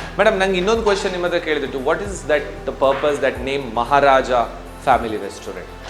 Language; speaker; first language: Kannada; non-native, local second language; Tulu